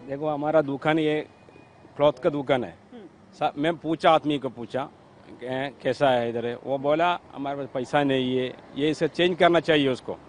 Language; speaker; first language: Hindi; non-native, local second language; Malayalam